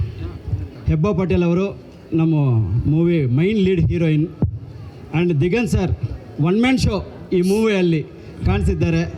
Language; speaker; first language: Kannada; non-native, learner; Telugu